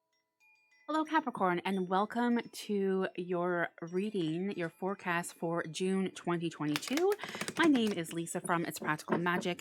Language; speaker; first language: English; native; English